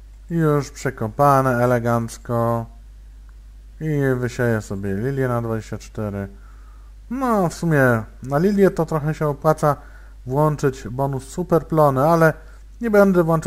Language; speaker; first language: Polish; native; Polish